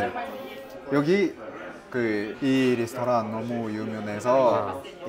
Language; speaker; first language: Korean; non-native, learner; Russian